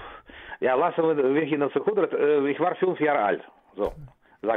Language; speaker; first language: German; non-native, fluent; Russian